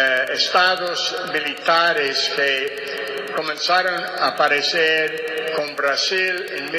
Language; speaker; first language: Spanish; non-native, fluent; English